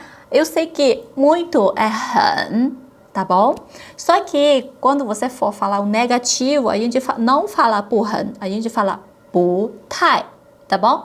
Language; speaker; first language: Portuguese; non-native, fluent; Chinese